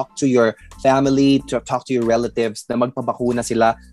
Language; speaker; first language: English; non-native, local second language; Filipino